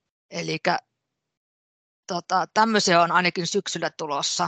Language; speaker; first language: Finnish; native; Finnish